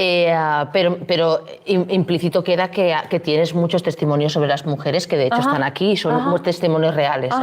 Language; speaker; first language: Spanish; native; Spanish